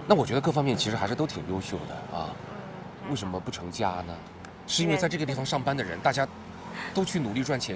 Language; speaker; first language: Chinese; native; Chinese